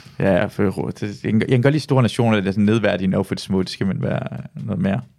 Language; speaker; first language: Danish; early bilingual, other home language; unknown